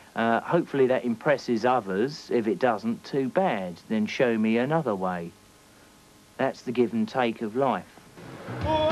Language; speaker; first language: English; native; English